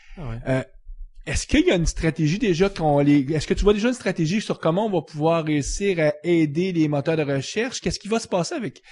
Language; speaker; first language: French; native; French